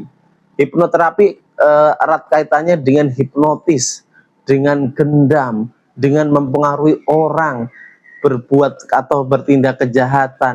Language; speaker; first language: Indonesian; native; Indonesian